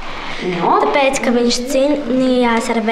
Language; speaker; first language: Latvian; non-native, local second language; Russian